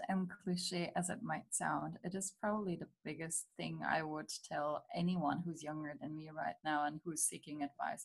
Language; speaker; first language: English; non-native, fluent; German